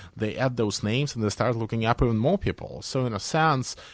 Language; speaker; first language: English; non-native, fluent; Belarusian